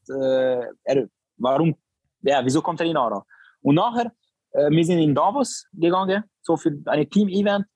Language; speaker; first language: German; non-native, learner; Albanian